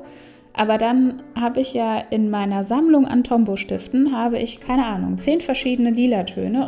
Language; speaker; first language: German; native; German